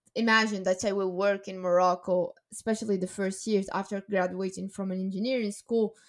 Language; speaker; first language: English; non-native, fluent; Arabic